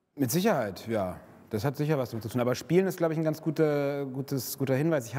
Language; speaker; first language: German; native; German